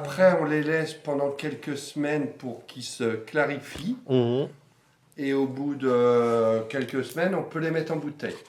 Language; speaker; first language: French; native; French